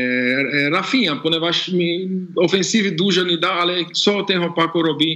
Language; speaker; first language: Polish; non-native, fluent; Portuguese